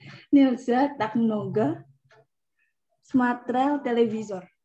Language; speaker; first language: Russian; non-native, learner; Indonesian